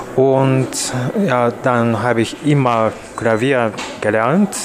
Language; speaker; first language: German; non-native, learner; Japanese